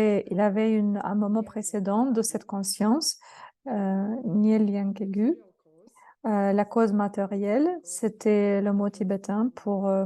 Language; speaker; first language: French; non-native, fluent; Russian